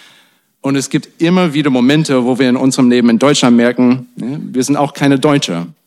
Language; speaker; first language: German; non-native, fluent; English